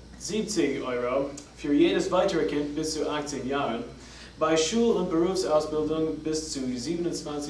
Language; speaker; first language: German; non-native, learner; English